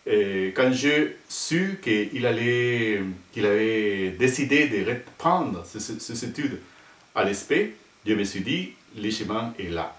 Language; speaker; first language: French; non-native, fluent; Spanish